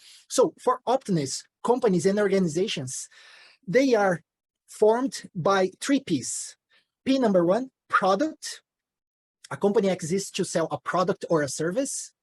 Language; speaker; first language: English; non-native, fluent; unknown